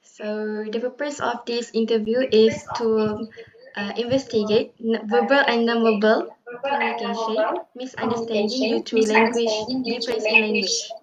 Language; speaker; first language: English; non-native, local second language; Malay